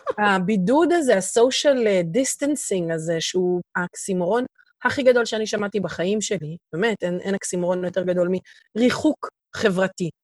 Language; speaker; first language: Hebrew; native; Hebrew